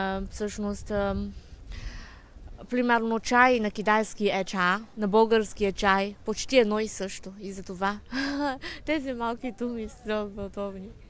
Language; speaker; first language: Bulgarian; non-native, fluent; Chinese